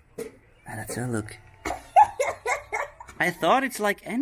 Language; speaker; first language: English; non-native, fluent; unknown